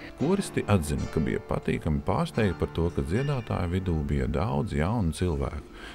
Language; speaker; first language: Latvian; native; Latvian